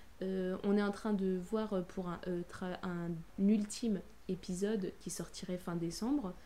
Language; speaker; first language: French; native; French